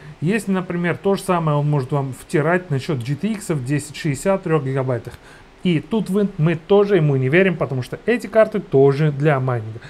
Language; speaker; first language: Russian; non-native, fluent; Georgian